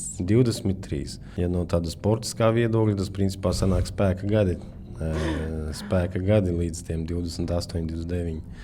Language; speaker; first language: Latvian; native; Latvian